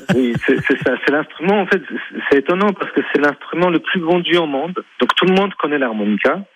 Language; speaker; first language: French; non-native, fluent; Polish